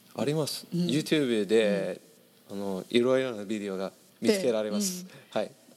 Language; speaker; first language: Japanese; non-native, learner; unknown